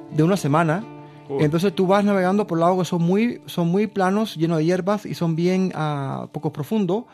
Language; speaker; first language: Spanish; early bilingual, other home language; Bulgarian